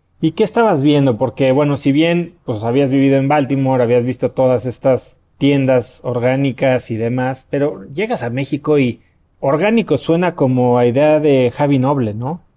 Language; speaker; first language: Spanish; native; Spanish